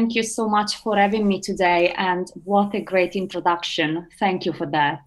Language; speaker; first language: English; non-native, fluent; Italian